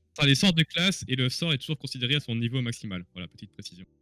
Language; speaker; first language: French; native; French